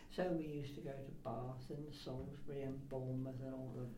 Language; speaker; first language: English; native; English